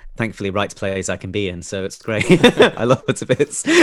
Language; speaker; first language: English; native; English